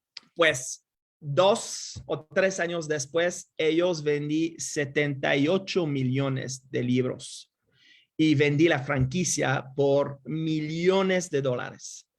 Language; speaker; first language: Spanish; non-native, fluent; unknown